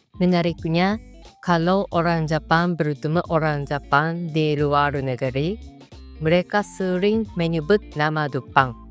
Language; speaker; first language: Indonesian; non-native, fluent; Japanese